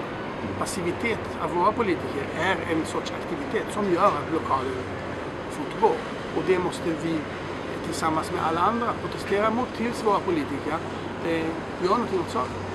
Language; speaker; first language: Swedish; non-native, fluent; Hebrew